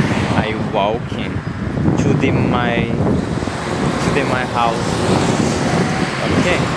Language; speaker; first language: English; non-native, learner; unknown